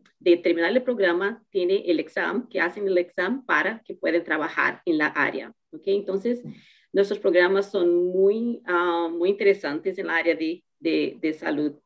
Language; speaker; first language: Spanish; non-native, fluent; Portuguese